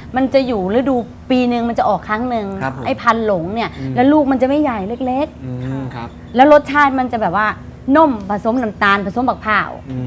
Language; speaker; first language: Thai; native; Thai